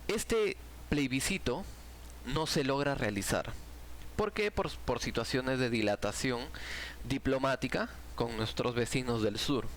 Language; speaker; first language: Spanish; native; Spanish